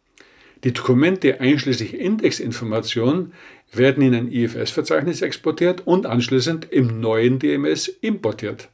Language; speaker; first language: German; native; German